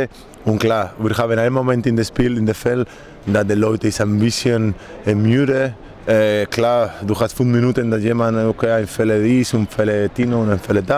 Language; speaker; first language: German; non-native, learner; Spanish